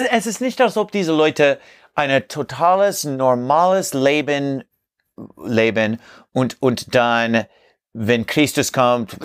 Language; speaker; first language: German; non-native, learner; English